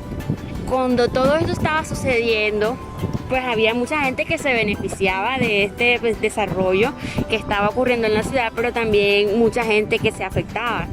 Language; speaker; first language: Spanish; native; Spanish